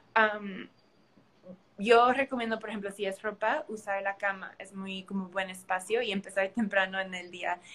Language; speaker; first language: Spanish; early bilingual, heritage; Spanish